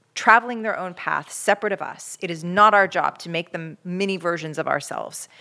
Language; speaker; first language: English; native; English